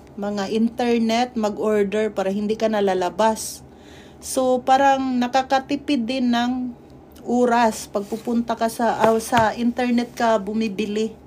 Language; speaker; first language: Filipino; native; Filipino